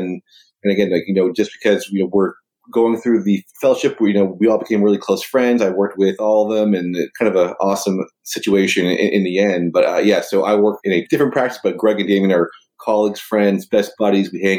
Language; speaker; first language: English; native; English